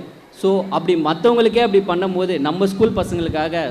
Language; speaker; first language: Tamil; native; Tamil